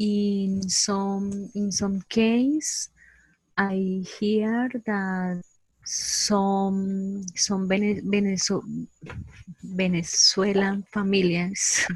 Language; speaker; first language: English; non-native, learner; Spanish